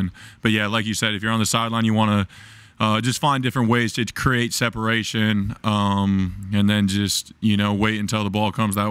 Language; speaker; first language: English; native; English